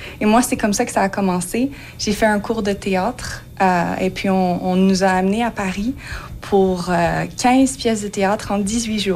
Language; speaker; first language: French; native; French